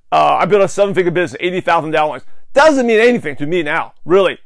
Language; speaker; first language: English; native; English